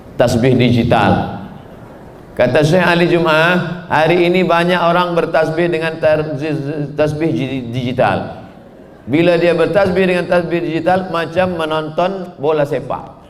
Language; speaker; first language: Malay; non-native, fluent; Indonesian